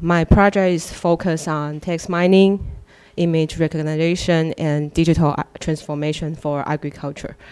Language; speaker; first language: English; non-native, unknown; Chinese